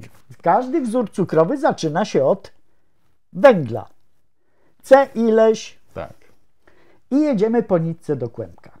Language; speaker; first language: Polish; native; Polish